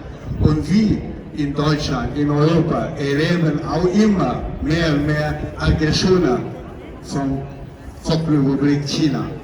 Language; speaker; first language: German; non-native, fluent; Cantonese